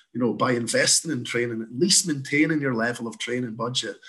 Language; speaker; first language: English; native; English